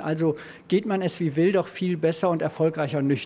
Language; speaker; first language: German; native; German